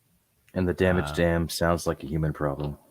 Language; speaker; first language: English; native; English